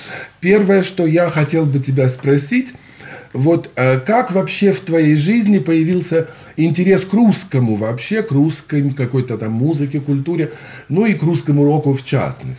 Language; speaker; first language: Russian; native; Russian